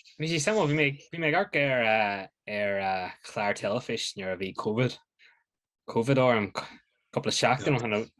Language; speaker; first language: Irish; native; Irish